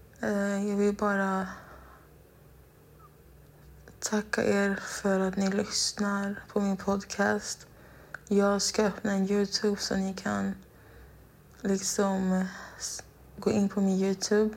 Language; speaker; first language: Swedish; non-native, local second language; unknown